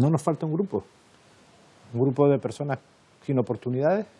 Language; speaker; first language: Spanish; native; Spanish